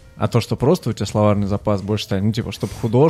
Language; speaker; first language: Russian; native; Russian